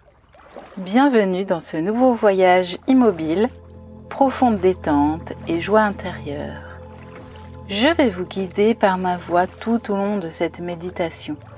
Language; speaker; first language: French; native; French